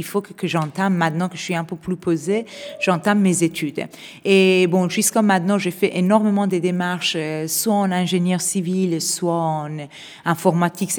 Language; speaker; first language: French; non-native, fluent; Persian